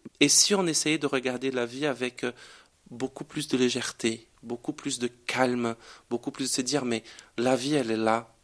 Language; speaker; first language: French; non-native, fluent; Portuguese